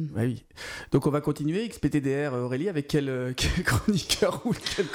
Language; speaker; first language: French; native; French